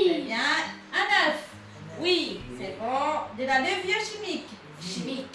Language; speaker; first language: French; native; French